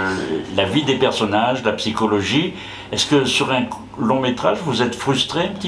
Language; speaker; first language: French; native; French